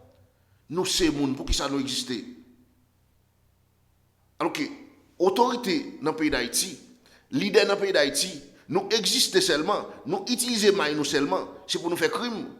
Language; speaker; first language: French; non-native, local second language; Haitian Creole